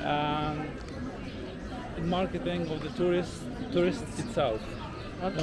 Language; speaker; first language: English; non-native, local second language; Albanian